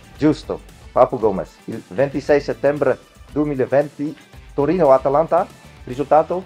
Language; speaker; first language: Italian; non-native, fluent; Dutch